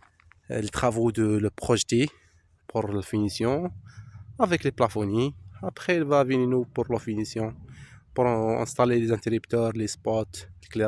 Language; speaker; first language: French; non-native, local second language; Arabic